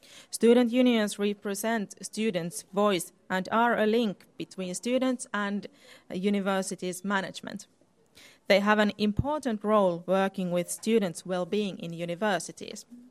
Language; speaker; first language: English; non-native, fluent; Finnish